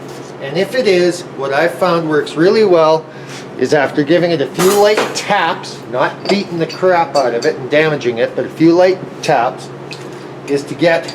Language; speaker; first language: English; native; English